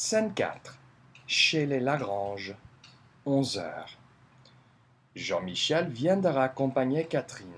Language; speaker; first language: French; non-native, fluent; English